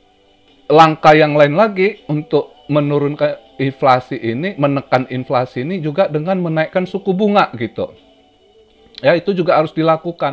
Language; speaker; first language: Indonesian; native; Indonesian